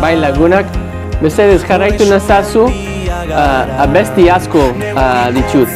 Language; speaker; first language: Basque; non-native, learner; English